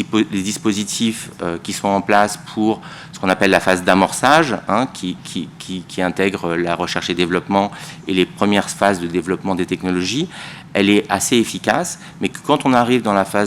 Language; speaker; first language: French; native; French